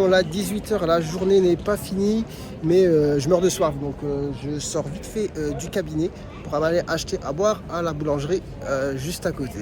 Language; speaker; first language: French; native; French